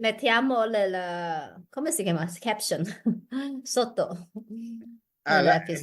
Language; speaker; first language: Italian; non-native, fluent; Chinese